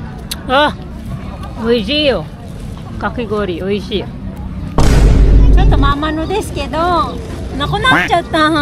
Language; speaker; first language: Japanese; non-native, fluent; Filipino